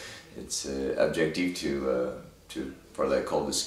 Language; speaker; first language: French; non-native, learner; English